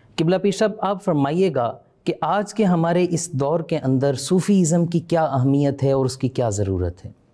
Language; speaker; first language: Urdu; native; Urdu